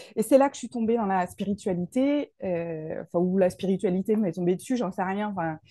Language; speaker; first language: French; native; French